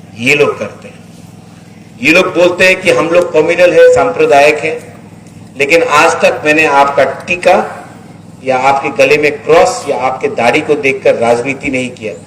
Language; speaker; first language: Hindi; non-native, local second language; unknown